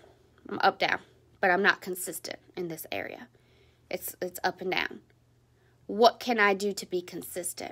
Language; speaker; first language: English; native; English